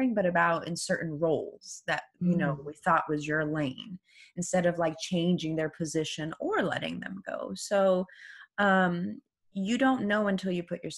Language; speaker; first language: English; non-native, fluent; Persian